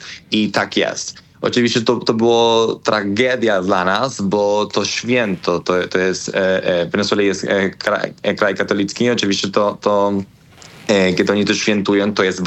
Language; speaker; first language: Polish; non-native, learner; Spanish